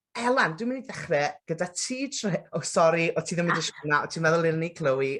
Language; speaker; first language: Welsh; native; Welsh